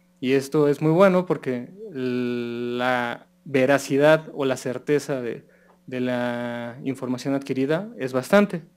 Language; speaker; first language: Spanish; native; Spanish